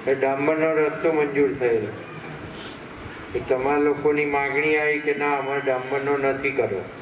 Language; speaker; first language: Gujarati; native; Gujarati